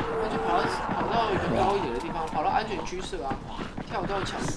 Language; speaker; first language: Chinese; native; Chinese